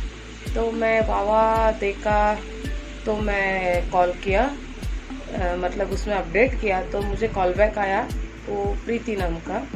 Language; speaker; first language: Hindi; non-native, local second language; Kannada